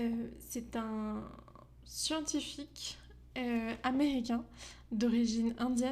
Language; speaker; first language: French; native; French